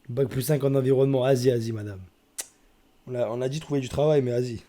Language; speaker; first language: French; native; French